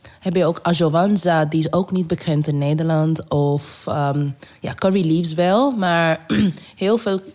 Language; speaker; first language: Dutch; non-native, learner; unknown